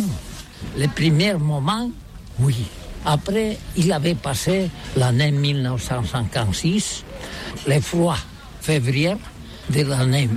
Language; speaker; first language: French; non-native, learner; Catalan